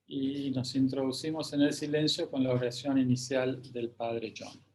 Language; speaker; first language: Spanish; native; Spanish